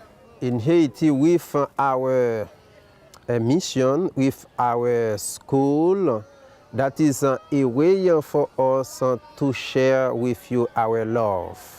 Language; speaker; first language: English; non-native, local second language; Haitian Creole